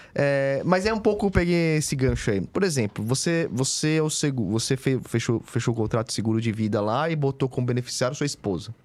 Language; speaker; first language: Portuguese; native; Portuguese